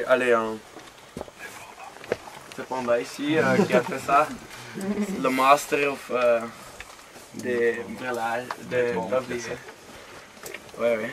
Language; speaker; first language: French; non-native, local second language; Dutch